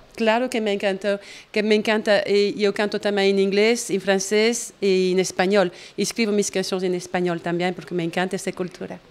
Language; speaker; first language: Spanish; non-native, learner; French